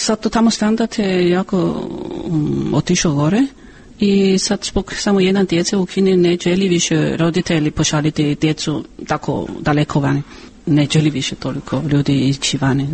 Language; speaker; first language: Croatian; non-native, learner; Chinese